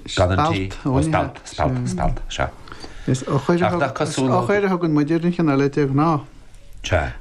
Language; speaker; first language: Irish; native; Irish